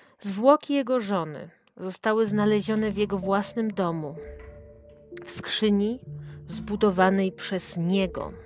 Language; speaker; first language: Polish; native; Polish